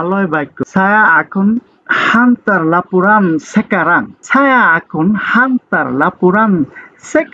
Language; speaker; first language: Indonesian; non-native, fluent; Bangla